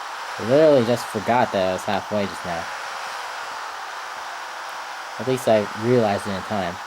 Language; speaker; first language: English; native; English